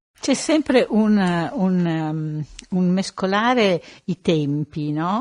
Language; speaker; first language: Italian; native; Italian